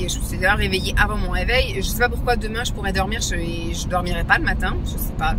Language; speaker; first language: French; native; French